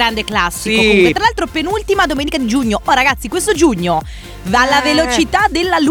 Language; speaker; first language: Italian; native; Italian